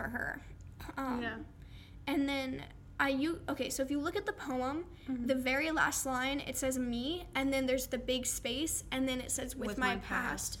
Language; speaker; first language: English; native; English